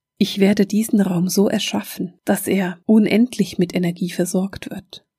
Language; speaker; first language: German; native; German